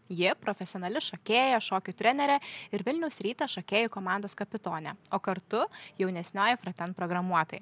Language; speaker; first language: Lithuanian; native; Lithuanian